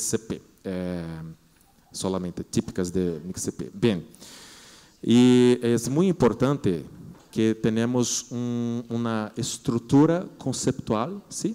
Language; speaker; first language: Spanish; non-native, learner; Portuguese